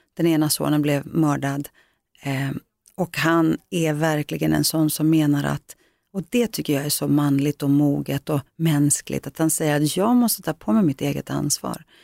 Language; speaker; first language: Swedish; early bilingual, other home language; Greek